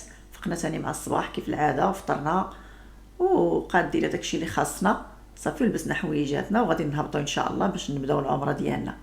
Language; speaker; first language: Arabic; native; Arabic